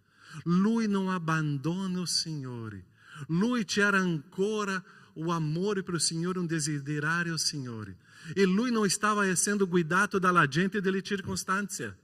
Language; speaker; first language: Italian; non-native, fluent; Portuguese